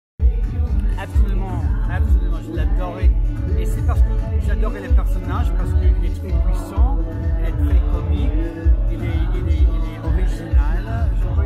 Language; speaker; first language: French; non-native, learner; English